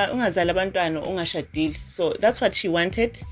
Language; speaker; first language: English; non-native, local second language; Zulu